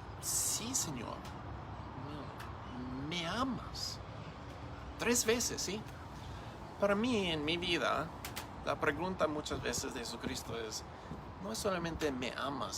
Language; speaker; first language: Spanish; non-native, learner; English